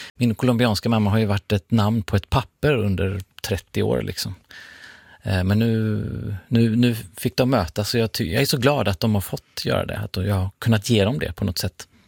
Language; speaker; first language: Swedish; native; Swedish